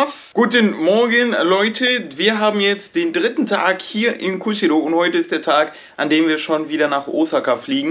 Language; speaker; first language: German; native; German